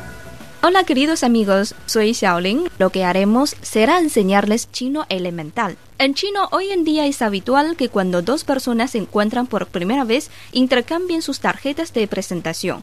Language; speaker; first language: Spanish; non-native, fluent; Chinese